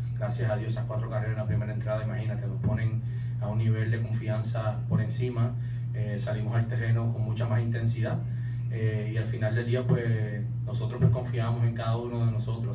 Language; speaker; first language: Spanish; native; Spanish